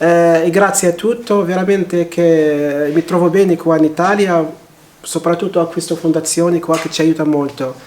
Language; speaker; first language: Italian; non-native, fluent; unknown